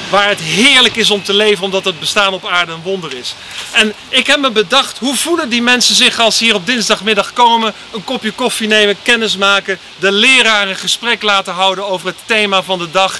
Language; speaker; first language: Dutch; native; Dutch